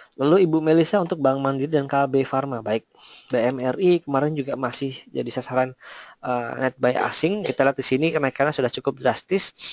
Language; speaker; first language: Indonesian; native; Indonesian